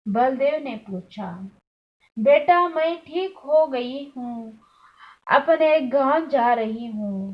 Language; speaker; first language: Hindi; non-native, local second language; Kannada